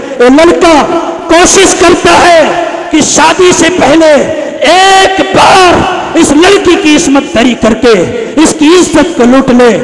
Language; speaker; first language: Urdu; native; Urdu